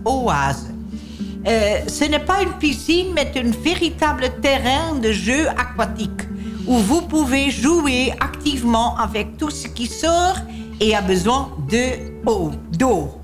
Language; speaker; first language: French; non-native, learner; Dutch